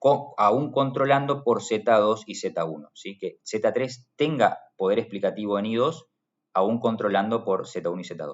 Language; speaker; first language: Spanish; native; Spanish